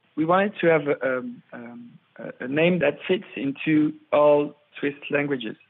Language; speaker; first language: English; non-native, fluent; French